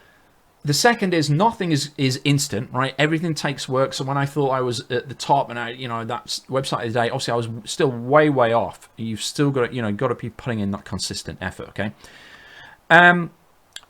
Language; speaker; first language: English; native; English